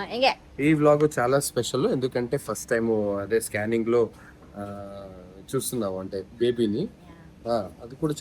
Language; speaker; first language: Telugu; non-native, learner; Kannada